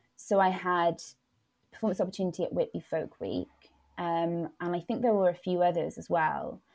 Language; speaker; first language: English; non-native, local second language; Welsh